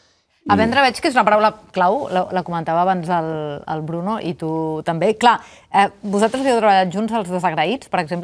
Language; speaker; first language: Catalan; native; Catalan